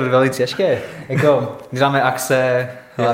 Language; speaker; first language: Czech; non-native, learner; English